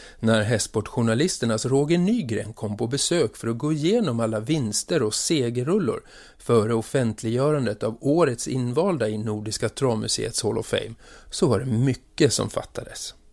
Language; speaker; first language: Swedish; native; Swedish